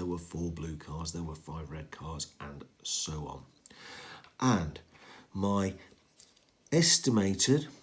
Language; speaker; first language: English; native; English